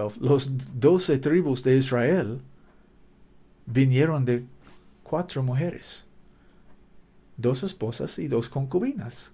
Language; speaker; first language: Spanish; non-native, learner; English